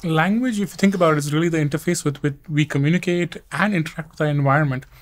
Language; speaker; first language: English; non-native, local second language; Hindi